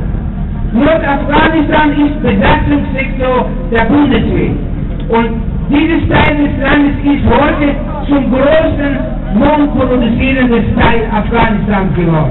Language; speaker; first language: German; non-native, fluent; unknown